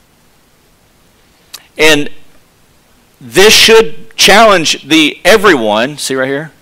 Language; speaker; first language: English; native; English